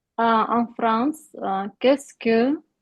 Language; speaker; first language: French; non-native, learner; Ukrainian